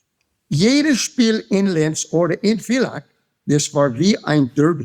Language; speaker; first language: German; non-native, fluent; English